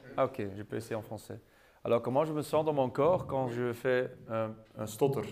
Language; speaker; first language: French; non-native, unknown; Dutch